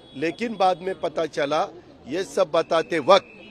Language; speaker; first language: Hindi; non-native, local second language; Marathi